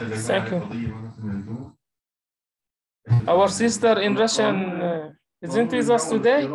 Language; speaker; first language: English; non-native, learner; Arabic